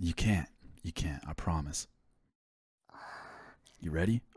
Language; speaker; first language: English; native; English